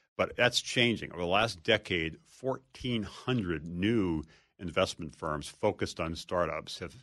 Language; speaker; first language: English; native; English